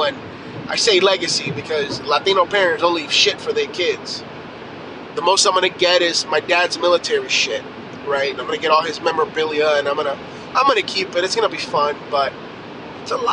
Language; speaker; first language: English; native; English